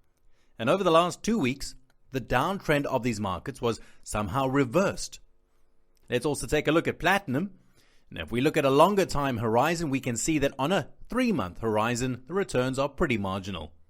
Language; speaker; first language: English; non-native, fluent; Italian